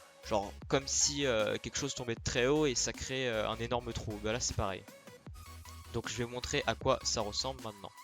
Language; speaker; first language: French; native; French